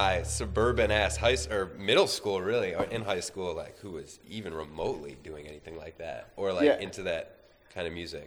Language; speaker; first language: English; native; English